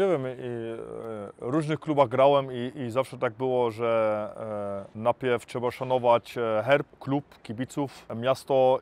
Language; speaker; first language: Polish; early bilingual, heritage; Polish